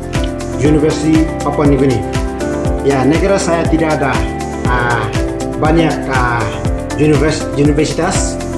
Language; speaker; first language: Indonesian; non-native, learner; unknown